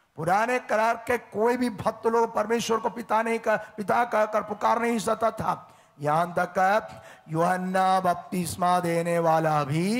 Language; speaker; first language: Hindi; native; Hindi